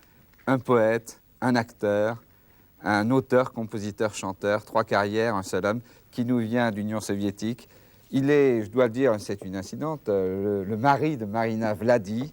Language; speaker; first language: French; native; French